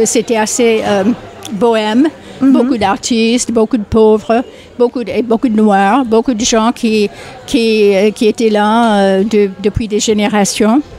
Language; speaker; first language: French; non-native, fluent; English